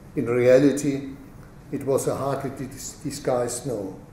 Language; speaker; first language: English; non-native, fluent; German